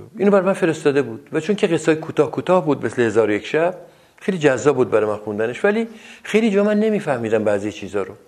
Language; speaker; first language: Persian; non-native, local second language; Azerbaijani